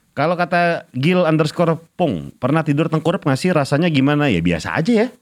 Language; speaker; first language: Indonesian; native; Indonesian